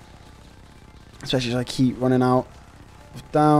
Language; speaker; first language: English; native; English